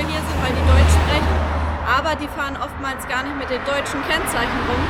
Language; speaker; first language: German; native; German